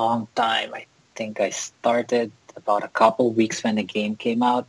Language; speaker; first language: English; non-native, local second language; Filipino